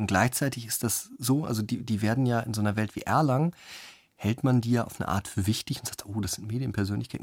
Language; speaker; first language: German; native; German